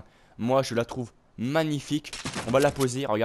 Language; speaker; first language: French; native; French